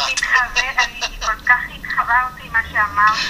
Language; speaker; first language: Hebrew; non-native, fluent; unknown